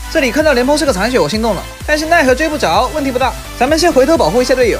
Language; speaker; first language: Chinese; native; Chinese